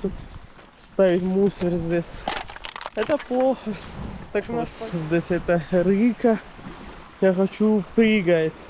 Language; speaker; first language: Russian; non-native, learner; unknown